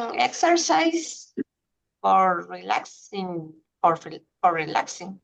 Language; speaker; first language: English; non-native, learner; Spanish